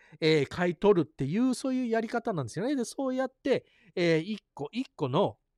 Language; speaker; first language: Japanese; early bilingual, heritage; Japanese